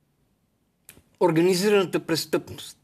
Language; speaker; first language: Bulgarian; native; Bulgarian